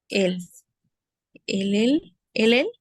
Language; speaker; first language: French; non-native, learner; Spanish